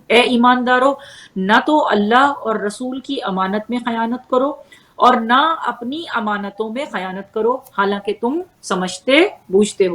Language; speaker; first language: Urdu; native; Urdu